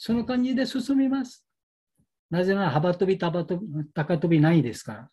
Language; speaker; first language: Japanese; non-native, learner; Bangla